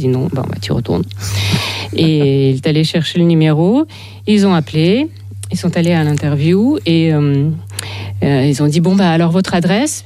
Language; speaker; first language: French; non-native, fluent; Ukrainian